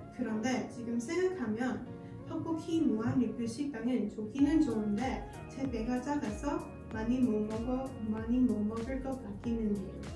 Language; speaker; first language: Korean; non-native, learner; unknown